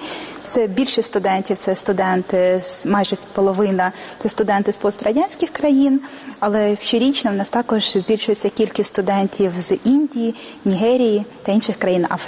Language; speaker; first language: Ukrainian; native; Ukrainian